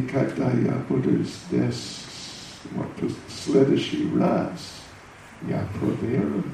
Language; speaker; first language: Russian; non-native, learner; English